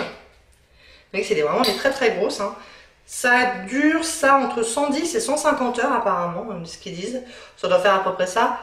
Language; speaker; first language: French; native; French